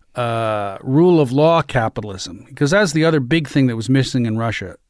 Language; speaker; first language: English; native; English